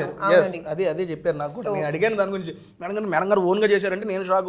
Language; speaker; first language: Telugu; native; Telugu